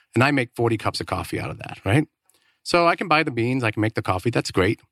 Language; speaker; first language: English; non-native, fluent; Danish